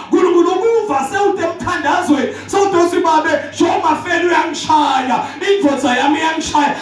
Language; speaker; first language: Zulu; non-native, local second language; Swati